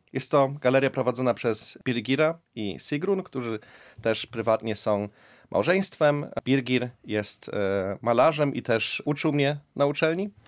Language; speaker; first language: Polish; early bilingual, heritage; Polish